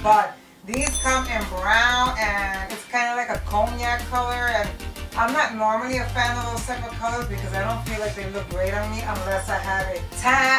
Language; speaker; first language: English; early bilingual, other home language; Spanish